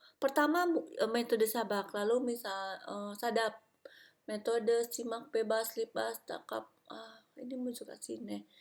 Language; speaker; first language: Indonesian; native; Indonesian